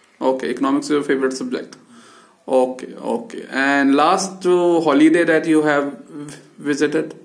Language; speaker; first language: English; non-native, local second language; Hindi